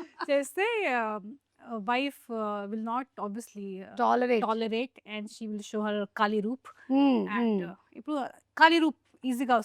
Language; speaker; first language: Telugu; non-native, local second language; Hindi